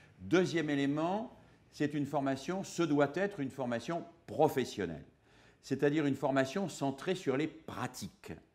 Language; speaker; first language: French; native; French